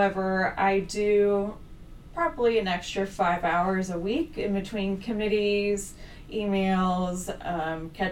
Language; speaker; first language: English; native; English